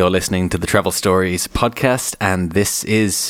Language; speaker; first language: English; native; English